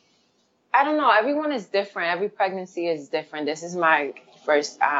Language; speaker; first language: English; native; English